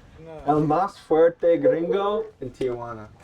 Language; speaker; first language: Spanish; non-native, learner; English